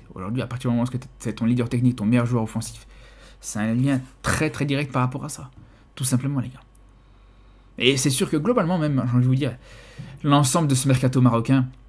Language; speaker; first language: French; native; French